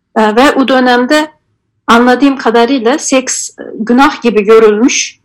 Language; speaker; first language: Turkish; non-native, fluent; Azerbaijani